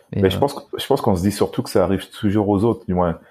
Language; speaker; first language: French; native; French